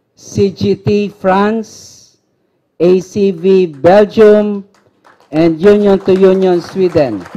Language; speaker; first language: Spanish; non-native, learner; Filipino